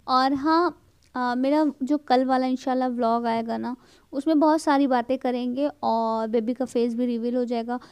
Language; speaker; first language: Hindi; native; Hindi